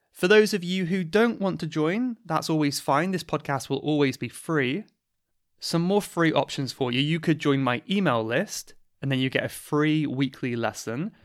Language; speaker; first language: English; native; English